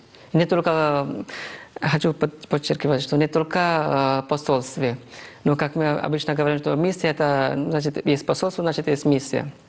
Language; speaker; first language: Russian; non-native, fluent; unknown